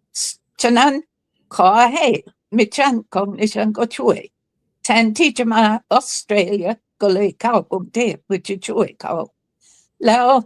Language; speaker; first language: Thai; non-native, fluent; English